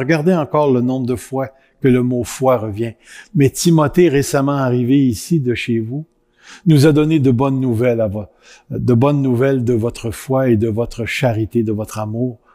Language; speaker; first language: French; native; French